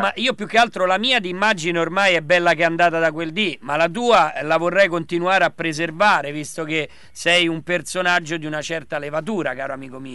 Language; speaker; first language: Italian; native; Italian